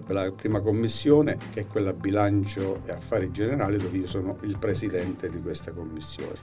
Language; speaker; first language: Italian; native; Italian